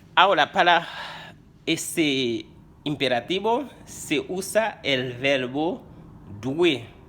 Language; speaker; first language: Spanish; non-native, fluent; Haitian Creole